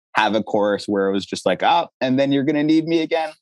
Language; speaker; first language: English; native; English